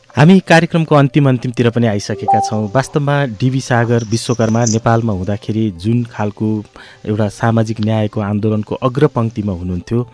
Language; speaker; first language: Nepali; native; Nepali